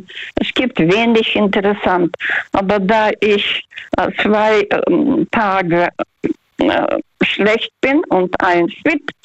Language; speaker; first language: German; non-native, fluent; Russian